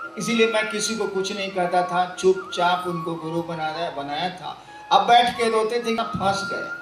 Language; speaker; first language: Hindi; native; Hindi